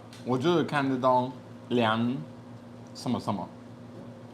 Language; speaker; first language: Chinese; non-native, fluent; English